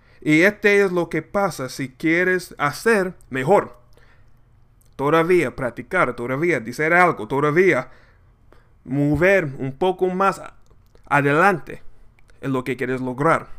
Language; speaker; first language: Spanish; non-native, learner; English